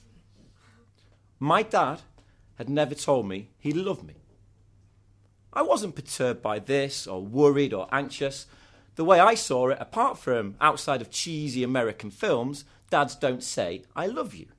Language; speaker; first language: English; native; English